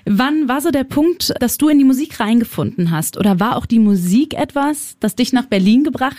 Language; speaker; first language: German; native; German